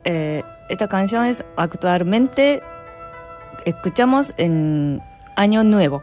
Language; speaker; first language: Spanish; non-native, learner; Japanese